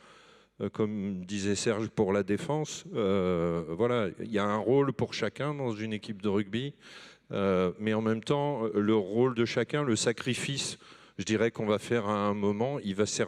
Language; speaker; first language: French; native; French